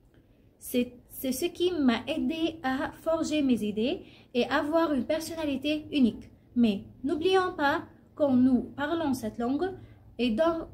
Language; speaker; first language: French; non-native, learner; Arabic